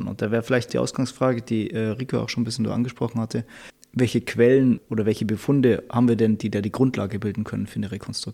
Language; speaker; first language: German; native; German